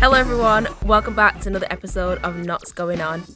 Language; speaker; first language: English; native; English